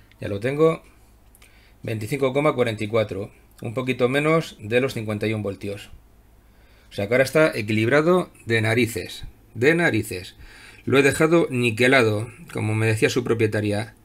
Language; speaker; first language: Spanish; native; Spanish